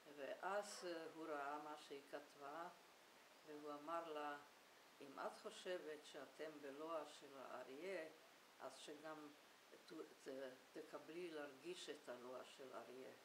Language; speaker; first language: Hebrew; non-native, fluent; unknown